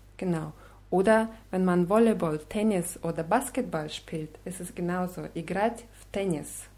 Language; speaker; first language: German; non-native, fluent; Russian